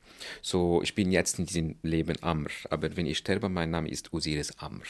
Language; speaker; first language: German; non-native, fluent; Arabic